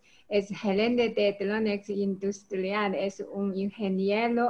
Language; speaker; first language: Spanish; non-native, learner; Chinese